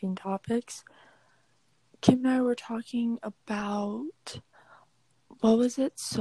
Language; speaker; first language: English; native; English